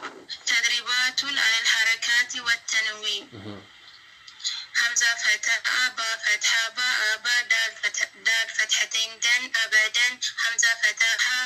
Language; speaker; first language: Arabic; non-native, learner; Amharic